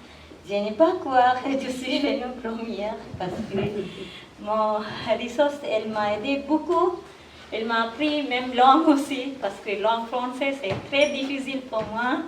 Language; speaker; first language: French; non-native, learner; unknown